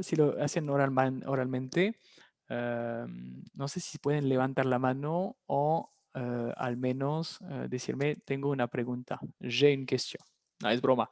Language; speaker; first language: Spanish; non-native, fluent; French